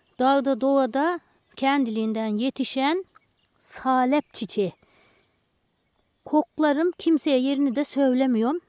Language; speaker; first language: Turkish; native; Turkish